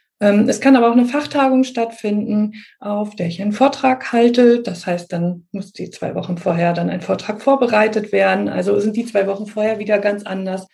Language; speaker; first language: German; native; German